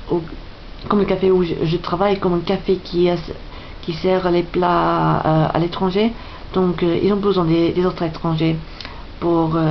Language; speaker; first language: French; non-native, fluent; English